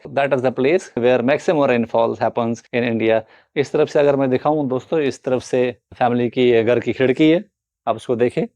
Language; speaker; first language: Hindi; native; Hindi